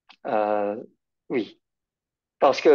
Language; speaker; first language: French; non-native, fluent; English